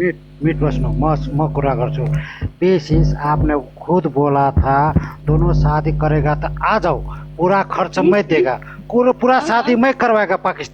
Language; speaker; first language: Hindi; non-native, learner; Nepali